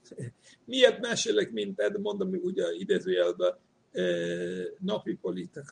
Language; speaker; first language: Hungarian; non-native, fluent; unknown